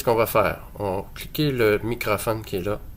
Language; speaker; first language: French; native; French